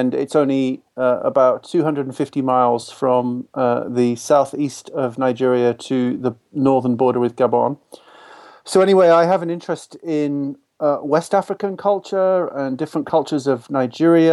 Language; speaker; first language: English; native; English